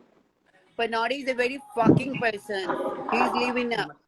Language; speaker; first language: English; non-native, learner; Hindi